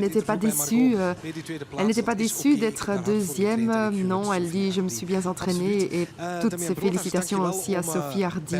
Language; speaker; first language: French; native; French